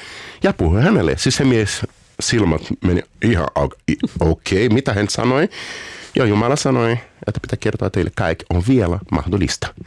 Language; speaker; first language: Finnish; non-native, learner; Portuguese